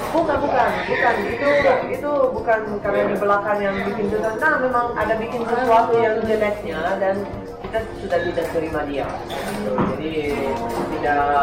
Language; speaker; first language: Indonesian; non-native, fluent; Italian